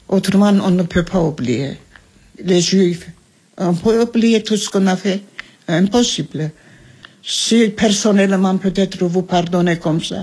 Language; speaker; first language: French; early bilingual, other home language; Armenian